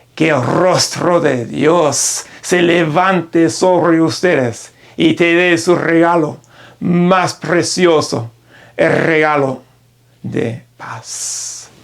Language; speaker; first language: Spanish; non-native, learner; English